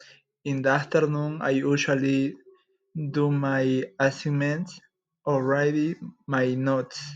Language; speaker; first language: English; non-native, learner; Spanish